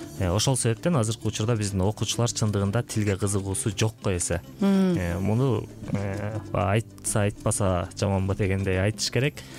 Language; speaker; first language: Kyrgyz; native; Kyrgyz